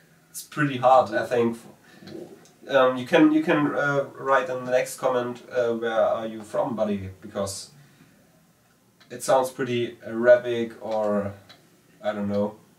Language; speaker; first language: English; non-native, fluent; German